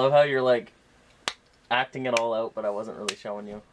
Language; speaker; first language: English; native; English